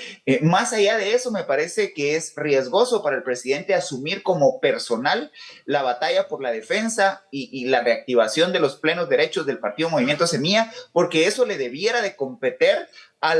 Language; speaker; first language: Spanish; native; Spanish